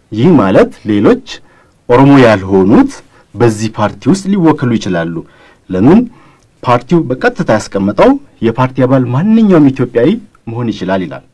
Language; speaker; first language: Amharic; non-native, local second language; Oromo